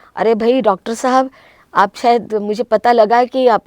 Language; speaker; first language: Hindi; non-native, local second language; Marathi